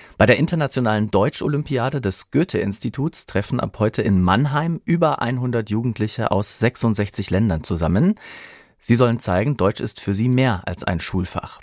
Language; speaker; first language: German; native; German